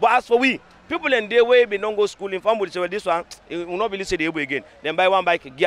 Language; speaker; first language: English; non-native, local second language; Krio